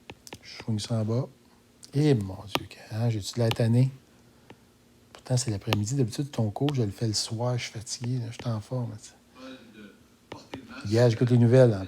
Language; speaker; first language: French; native; French